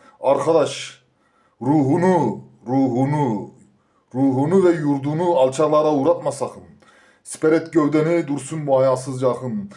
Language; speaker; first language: Turkish; native; Turkish